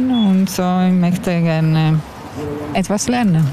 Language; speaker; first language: German; non-native, learner; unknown